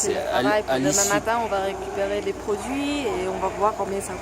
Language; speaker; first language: French; non-native, fluent; Vietnamese